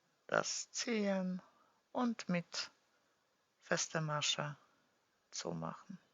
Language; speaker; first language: German; non-native, fluent; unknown